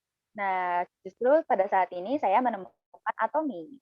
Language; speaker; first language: Indonesian; native; Indonesian